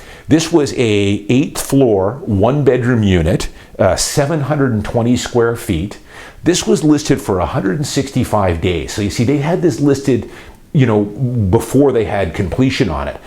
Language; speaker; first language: English; native; English